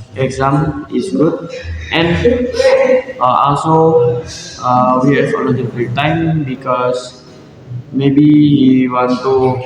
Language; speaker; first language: English; non-native, learner; Indonesian